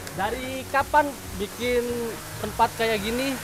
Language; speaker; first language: Indonesian; native; Indonesian